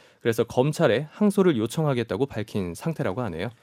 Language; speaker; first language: Korean; native; Korean